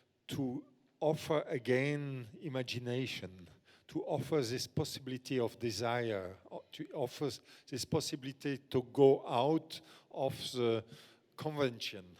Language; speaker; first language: English; non-native, fluent; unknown